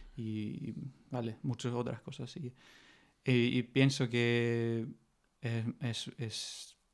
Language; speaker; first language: Spanish; non-native, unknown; German